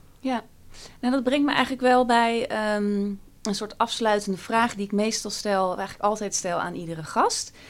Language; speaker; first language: Dutch; native; Dutch